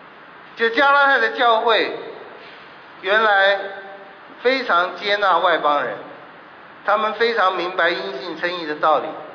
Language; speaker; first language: Chinese; native; Chinese